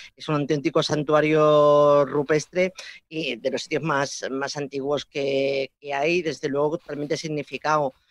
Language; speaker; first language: Spanish; native; Spanish